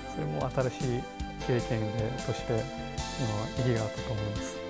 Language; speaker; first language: Japanese; non-native, fluent; Portuguese